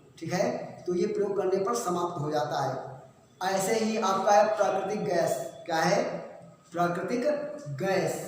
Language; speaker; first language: Hindi; native; Hindi